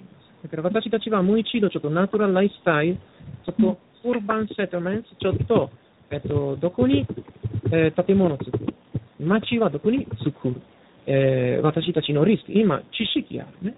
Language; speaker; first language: Japanese; non-native, learner; Italian